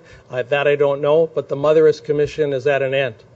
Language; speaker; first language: English; native; English